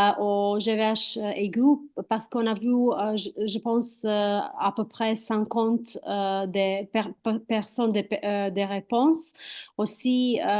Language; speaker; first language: French; non-native, fluent; Croatian